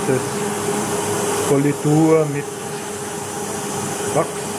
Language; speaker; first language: German; native; German